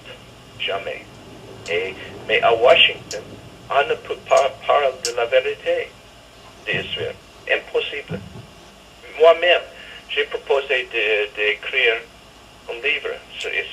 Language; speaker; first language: French; non-native, learner; English